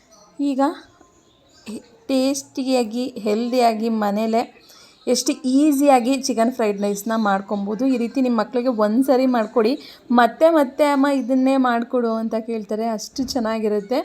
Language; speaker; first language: Kannada; native; Kannada